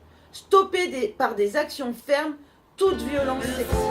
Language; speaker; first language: French; native; French